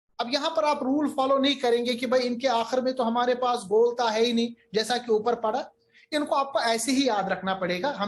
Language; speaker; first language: Urdu; native; Urdu